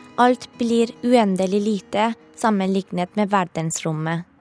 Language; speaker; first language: Norwegian; non-native, fluent; Persian